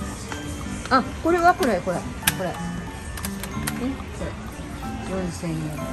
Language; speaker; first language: Japanese; non-native, fluent; Filipino